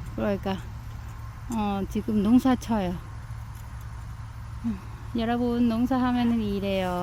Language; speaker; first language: Korean; non-native, learner; Vietnamese